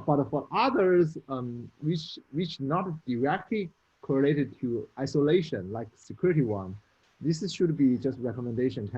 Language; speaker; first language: English; non-native, fluent; Chinese